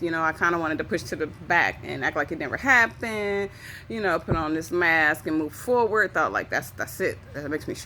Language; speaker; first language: English; native; English